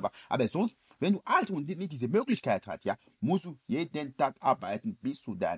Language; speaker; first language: German; non-native, fluent; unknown